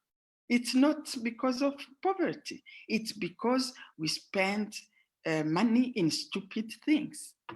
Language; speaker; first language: English; non-native, fluent; Rundi